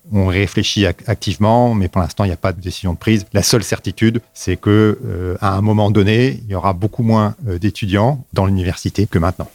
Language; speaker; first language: French; native; French